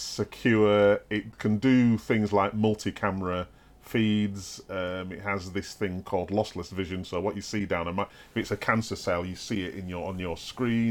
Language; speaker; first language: English; native; English